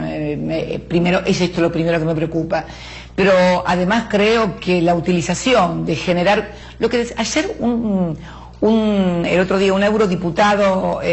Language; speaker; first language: Spanish; native; Spanish